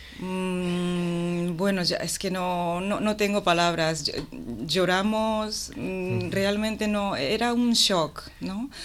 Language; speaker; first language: Spanish; non-native, fluent; Japanese